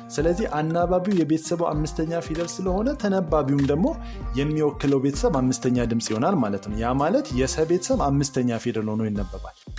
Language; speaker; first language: Amharic; native; Amharic